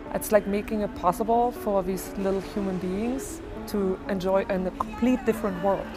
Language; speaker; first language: English; non-native, fluent; German